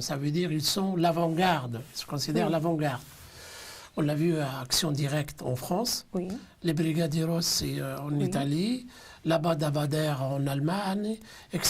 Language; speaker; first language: French; non-native, local second language; Arabic